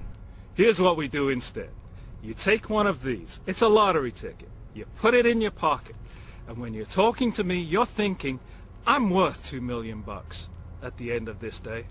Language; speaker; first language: English; native; English